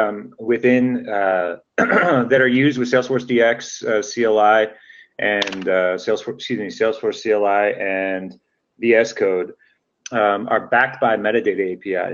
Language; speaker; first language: English; native; English